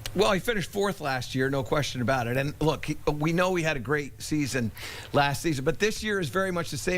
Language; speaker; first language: English; native; English